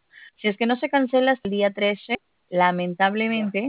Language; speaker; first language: Spanish; native; Spanish